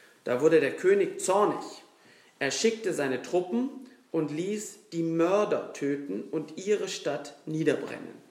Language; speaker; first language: German; native; German